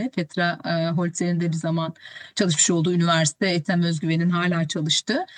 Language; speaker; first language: Turkish; native; Turkish